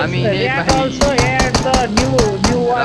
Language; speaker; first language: English; non-native, learner; Nepali